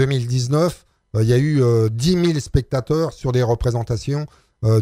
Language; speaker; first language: French; native; French